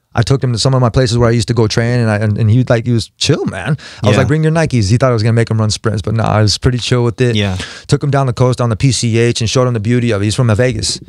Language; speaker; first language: English; native; English